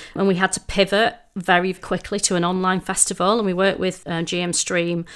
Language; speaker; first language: English; native; English